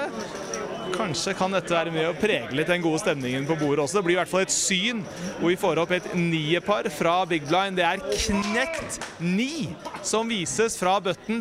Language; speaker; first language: Norwegian; native; Norwegian